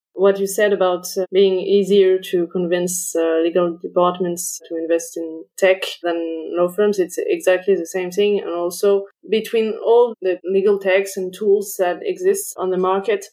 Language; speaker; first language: English; non-native, fluent; French